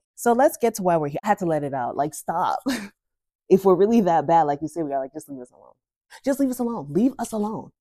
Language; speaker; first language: English; native; English